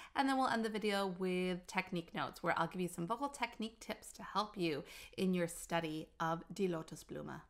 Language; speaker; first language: English; native; English